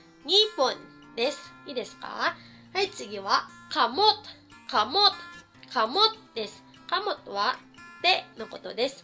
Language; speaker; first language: Japanese; non-native, fluent; Filipino